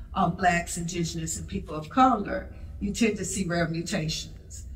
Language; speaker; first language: English; native; English